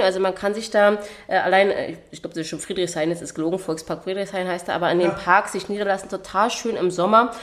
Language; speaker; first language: German; native; German